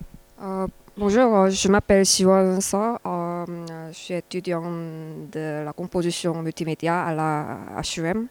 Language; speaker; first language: French; non-native, learner; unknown